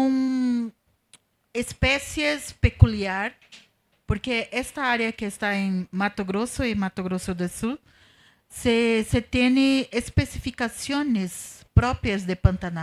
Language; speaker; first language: Spanish; non-native, learner; Portuguese